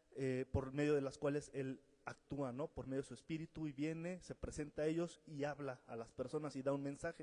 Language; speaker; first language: Spanish; native; Spanish